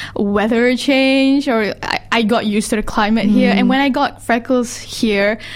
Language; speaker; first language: English; early bilingual, other home language; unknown